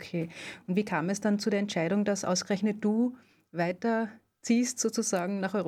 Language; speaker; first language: German; native; German